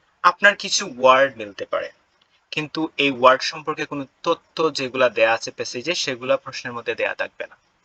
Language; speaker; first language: Bangla; non-native, local second language; Sylheti